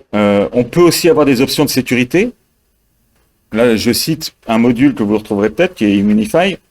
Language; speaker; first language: French; native; French